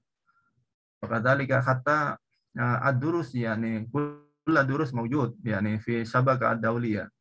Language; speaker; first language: Arabic; non-native, learner; Indonesian